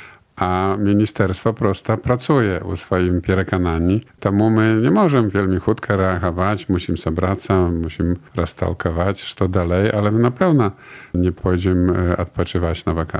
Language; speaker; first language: Polish; non-native, local second language; Belarusian